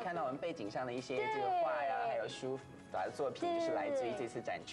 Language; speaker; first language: Chinese; native; Chinese